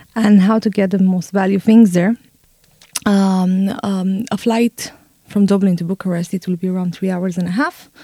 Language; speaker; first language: English; non-native, fluent; Romanian